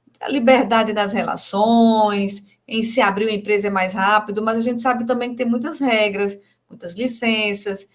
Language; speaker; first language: Portuguese; native; Portuguese